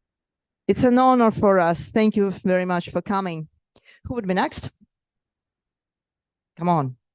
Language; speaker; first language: English; non-native, fluent; Russian